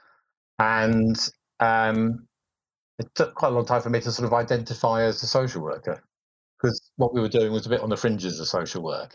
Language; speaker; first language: English; native; English